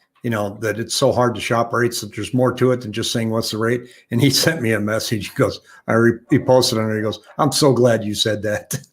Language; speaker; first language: English; native; English